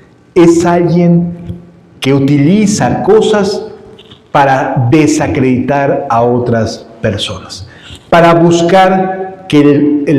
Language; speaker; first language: Spanish; native; Spanish